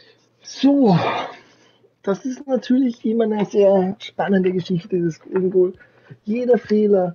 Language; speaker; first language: German; native; German